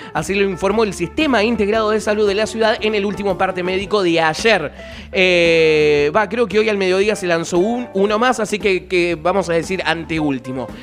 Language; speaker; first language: Spanish; native; Spanish